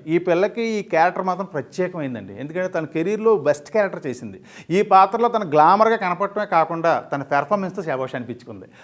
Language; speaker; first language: Telugu; native; Telugu